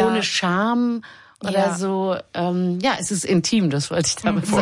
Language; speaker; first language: German; native; German